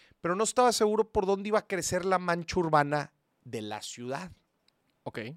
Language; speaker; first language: Spanish; native; Spanish